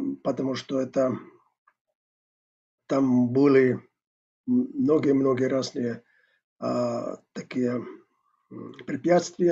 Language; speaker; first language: Russian; non-native, fluent; Finnish